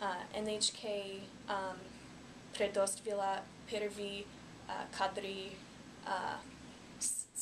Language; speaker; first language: Russian; non-native, learner; English